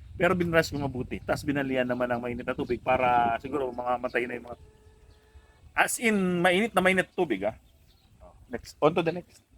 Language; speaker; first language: Filipino; native; Filipino